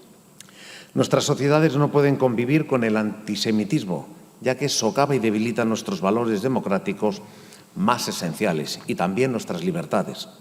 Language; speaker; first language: Spanish; native; Spanish